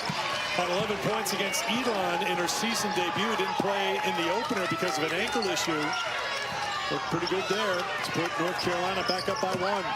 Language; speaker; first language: English; native; English